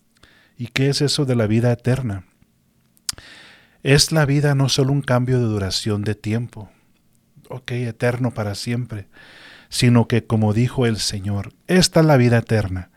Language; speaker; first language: Spanish; native; Spanish